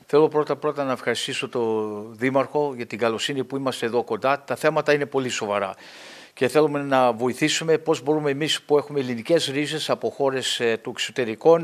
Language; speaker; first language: Greek; early bilingual, heritage; English